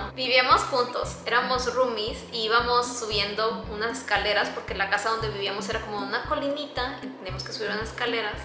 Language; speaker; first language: Spanish; native; Spanish